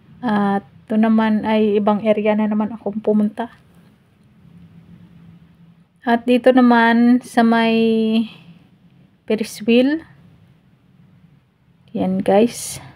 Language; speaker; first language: Filipino; native; Filipino